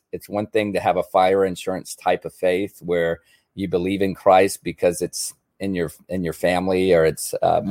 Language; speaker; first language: English; native; English